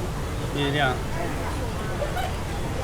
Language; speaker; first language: Chinese; non-native, learner; Japanese